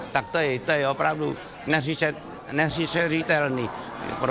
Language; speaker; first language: Czech; non-native, fluent; Vietnamese